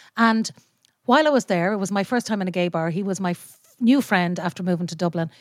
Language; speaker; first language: English; native; English